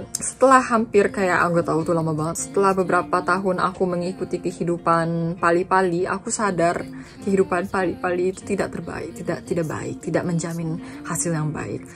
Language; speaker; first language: Indonesian; native; Indonesian